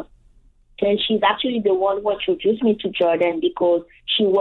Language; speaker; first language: English; non-native, fluent; French